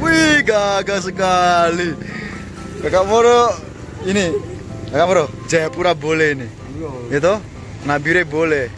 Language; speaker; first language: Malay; non-native, local second language; Javanese